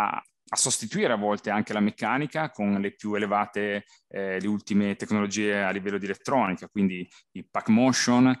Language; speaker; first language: Italian; native; Italian